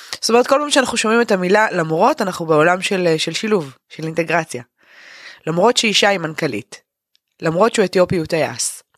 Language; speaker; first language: Hebrew; native; Hebrew